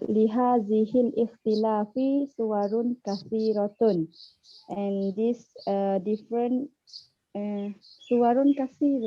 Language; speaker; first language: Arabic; non-native, learner; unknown